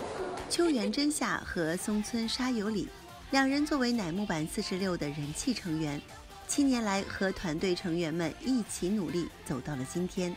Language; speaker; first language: Chinese; native; Chinese